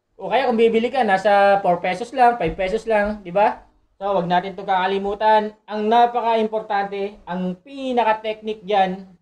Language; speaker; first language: Filipino; non-native, local second language; Bikol